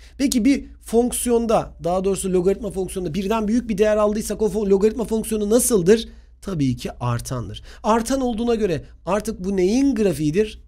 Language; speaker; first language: Turkish; native; Turkish